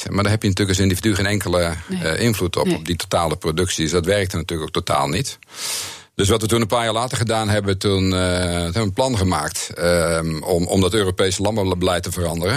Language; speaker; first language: Dutch; native; Dutch